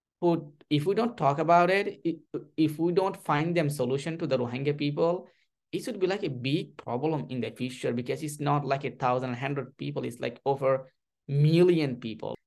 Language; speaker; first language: English; non-native, learner; Rohingya